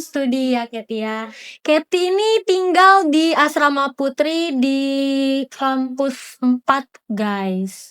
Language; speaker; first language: Indonesian; native; Indonesian